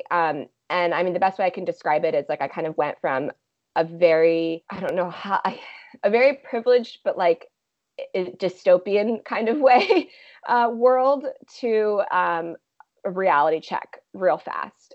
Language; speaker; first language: English; native; English